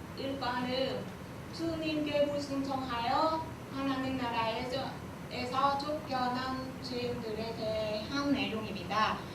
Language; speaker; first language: Korean; non-native, learner; Vietnamese